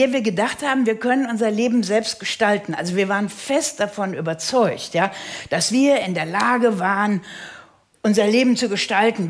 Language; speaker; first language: German; native; German